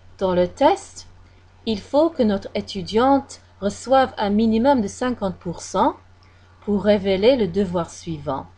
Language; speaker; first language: French; non-native, fluent; English